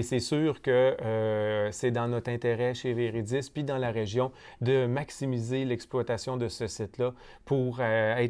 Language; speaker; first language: French; native; French